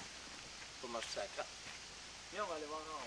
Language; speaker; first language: French; native; French